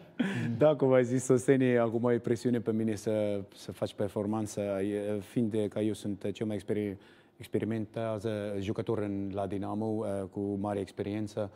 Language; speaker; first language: Romanian; non-native, learner; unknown